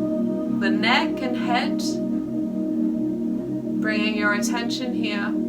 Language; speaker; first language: English; native; English